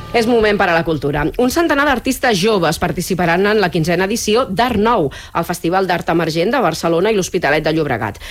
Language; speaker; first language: Catalan; native; Catalan